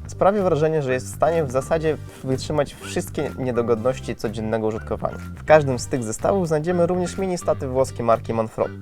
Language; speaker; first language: Polish; native; Polish